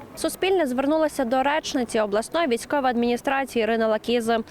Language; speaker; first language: Ukrainian; native; Ukrainian